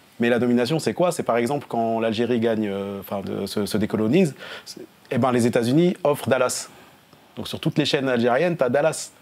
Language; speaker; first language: French; native; French